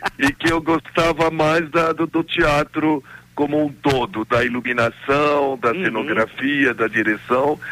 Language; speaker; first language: Portuguese; non-native, fluent; Arabic